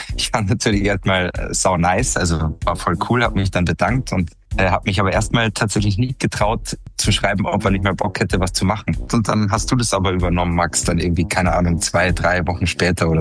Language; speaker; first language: German; native; German